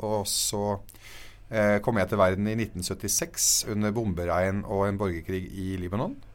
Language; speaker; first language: Norwegian; early bilingual, other home language; Arabic